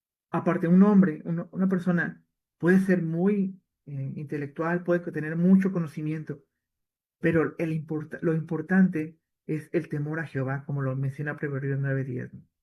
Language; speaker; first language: Spanish; native; Spanish